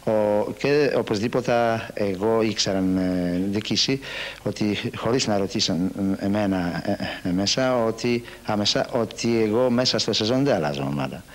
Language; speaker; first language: Greek; non-native, learner; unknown